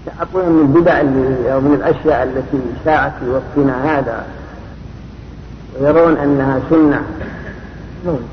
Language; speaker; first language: Arabic; native; Arabic